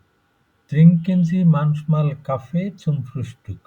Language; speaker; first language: German; non-native, fluent; Bangla